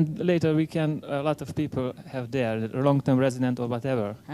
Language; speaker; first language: English; non-native, learner; Hungarian